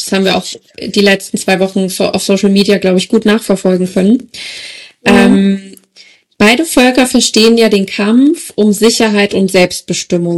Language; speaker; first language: German; native; German